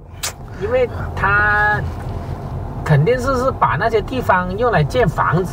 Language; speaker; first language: Chinese; native; Chinese